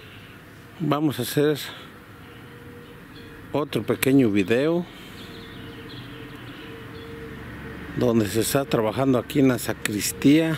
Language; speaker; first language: Spanish; native; Spanish